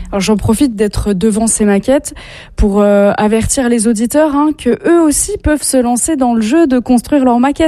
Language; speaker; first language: French; native; French